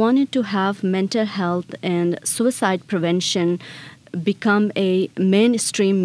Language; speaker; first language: English; non-native, local second language; Khowar